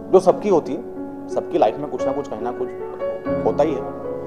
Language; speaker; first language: Hindi; native; Hindi